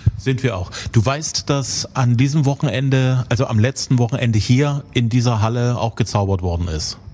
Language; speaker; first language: German; native; German